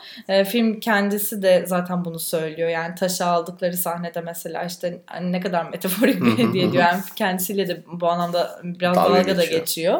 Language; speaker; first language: Turkish; native; Turkish